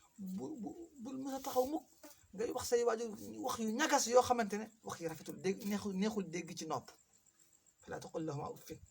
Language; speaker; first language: Wolof; non-native, local second language; Fula